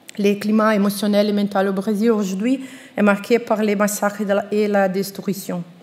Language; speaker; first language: French; non-native, fluent; Portuguese